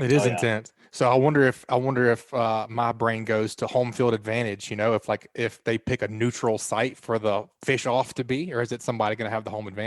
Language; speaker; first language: English; native; English